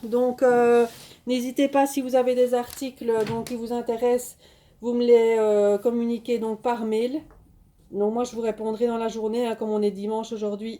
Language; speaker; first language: French; native; French